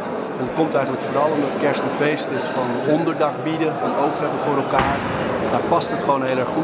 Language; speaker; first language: Dutch; native; Dutch